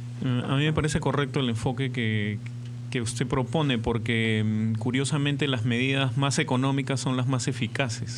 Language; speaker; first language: Spanish; native; Spanish